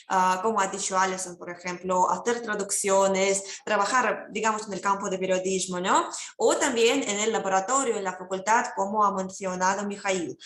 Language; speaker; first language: Spanish; non-native, fluent; Russian